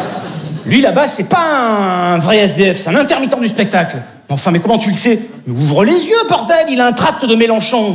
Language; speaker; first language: French; native; French